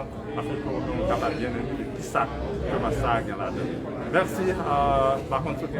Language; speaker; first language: French; non-native, local second language; Haitian Creole